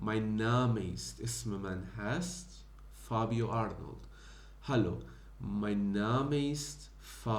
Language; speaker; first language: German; non-native, fluent; Persian